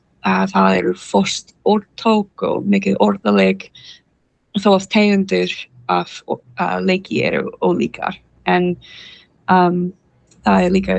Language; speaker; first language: Icelandic; non-native, learner; English